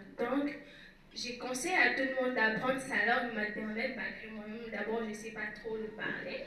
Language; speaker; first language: French; non-native, local second language; Lingala